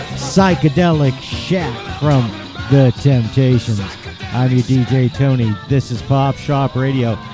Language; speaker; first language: English; native; English